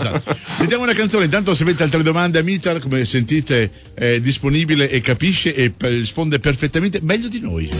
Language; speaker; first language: Italian; native; Italian